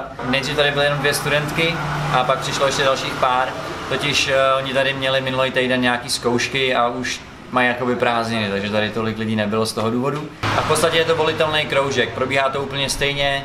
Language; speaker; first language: Czech; native; Czech